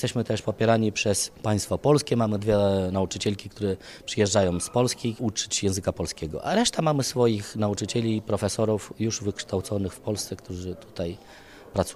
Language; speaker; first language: Polish; early bilingual, heritage; Polish